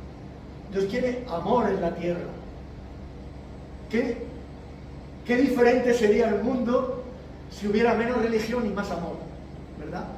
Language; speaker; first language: Spanish; native; Spanish